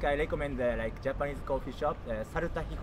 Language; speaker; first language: English; non-native, learner; Japanese